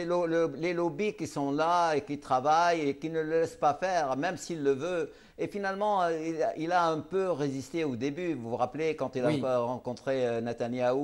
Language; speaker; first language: French; non-native, local second language; Arabic